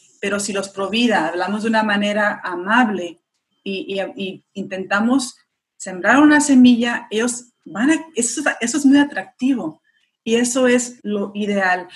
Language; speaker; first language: Spanish; early bilingual, heritage; Spanish